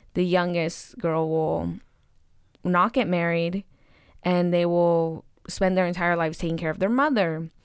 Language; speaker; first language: English; native; English